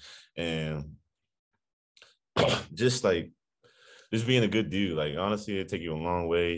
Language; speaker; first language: English; native; English